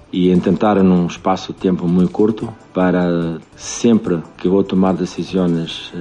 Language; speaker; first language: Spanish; non-native, learner; Portuguese